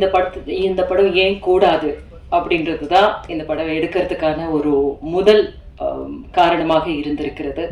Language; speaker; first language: Tamil; native; Tamil